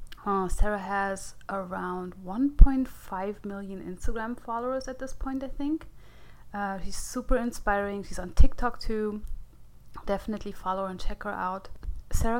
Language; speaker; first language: English; non-native, fluent; German